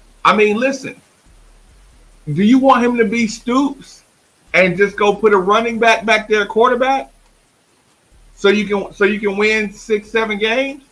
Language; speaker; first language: English; native; English